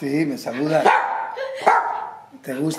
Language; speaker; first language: Spanish; native; Spanish